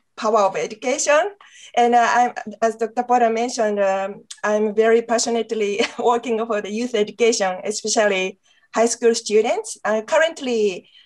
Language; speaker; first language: English; non-native, fluent; Japanese